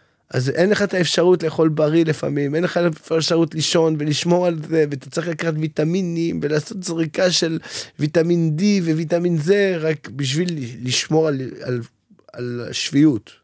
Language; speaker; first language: Hebrew; non-native, fluent; French